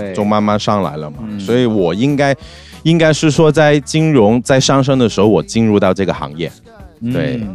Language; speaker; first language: Chinese; non-native, local second language; Cantonese